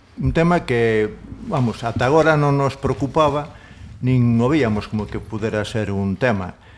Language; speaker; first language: Galician; non-native, local second language; Spanish